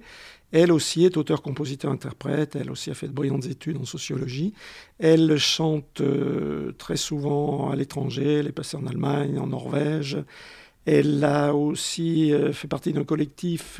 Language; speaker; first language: French; native; French